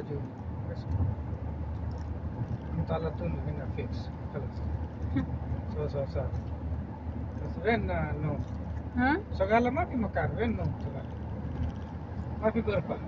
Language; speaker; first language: Arabic; non-native, learner; Hindi